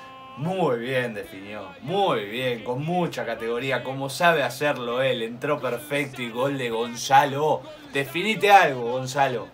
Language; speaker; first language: Spanish; native; Spanish